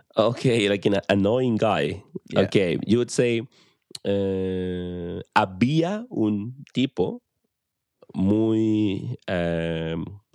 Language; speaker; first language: English; non-native, fluent; Spanish